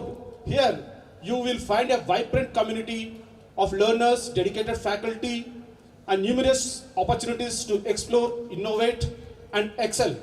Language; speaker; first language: English; non-native, local second language; Telugu